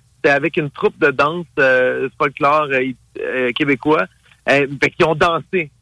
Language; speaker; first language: French; native; French